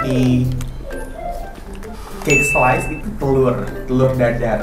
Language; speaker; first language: Indonesian; native; Indonesian